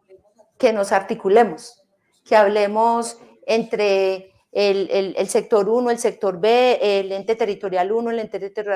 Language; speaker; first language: Spanish; native; Spanish